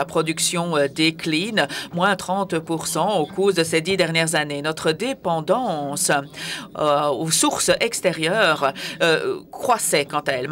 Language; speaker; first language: French; native; French